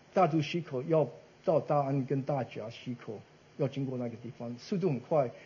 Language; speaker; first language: Chinese; early bilingual, heritage; Chinese